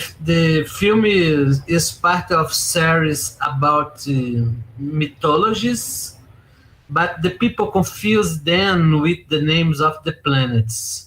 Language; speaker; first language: English; non-native, learner; Portuguese